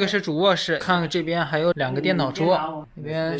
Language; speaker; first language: Chinese; native; Chinese